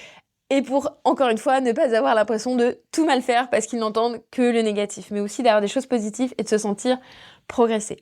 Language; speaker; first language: French; native; French